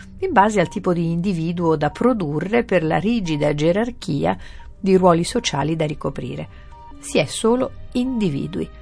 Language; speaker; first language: Italian; native; Italian